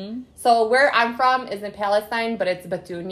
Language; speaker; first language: English; early bilingual, other home language; Arabic